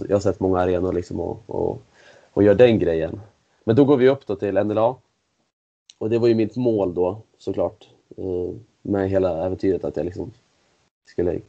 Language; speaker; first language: Swedish; native; Swedish